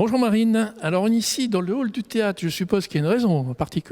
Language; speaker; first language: French; native; French